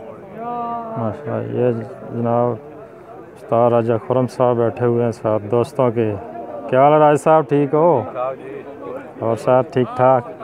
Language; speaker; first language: Hindi; non-native, local second language; Punjabi